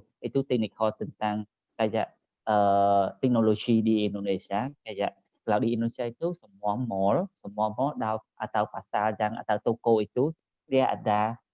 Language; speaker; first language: Indonesian; non-native, learner; Khmer